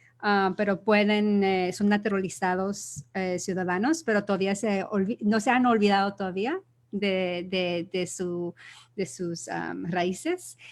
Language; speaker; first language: Spanish; early bilingual, other home language; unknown